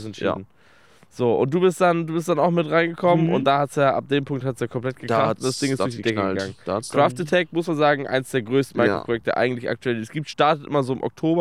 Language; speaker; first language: German; native; German